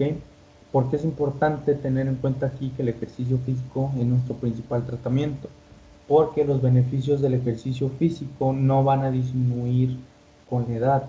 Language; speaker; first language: Spanish; native; Spanish